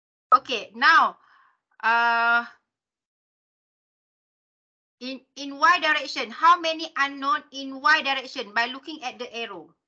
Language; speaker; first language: English; non-native, local second language; Malay